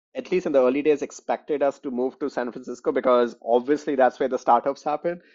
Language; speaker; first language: English; non-native, local second language; Hindi